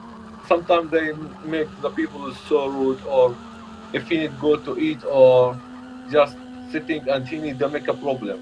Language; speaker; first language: English; non-native, learner; Arabic